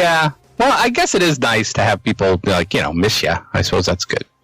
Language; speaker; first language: English; native; English